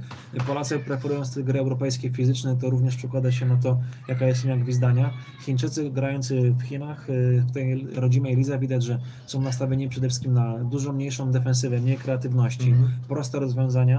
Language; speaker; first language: Polish; native; Polish